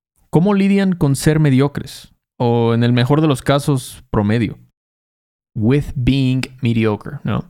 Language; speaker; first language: Spanish; native; Spanish